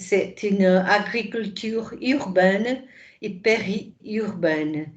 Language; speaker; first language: French; non-native, fluent; Portuguese